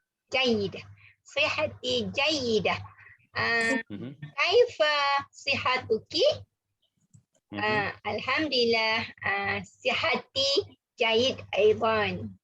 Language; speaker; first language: Arabic; non-native, learner; Malay